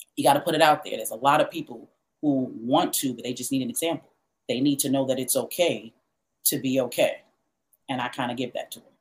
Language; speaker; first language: English; native; English